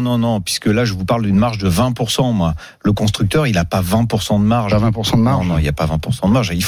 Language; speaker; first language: French; native; French